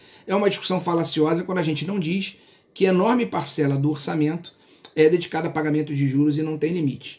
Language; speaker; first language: Portuguese; native; Portuguese